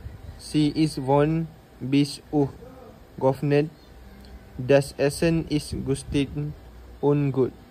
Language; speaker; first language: German; non-native, learner; Malay